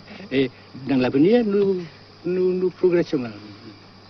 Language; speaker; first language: French; non-native, local second language; Vietnamese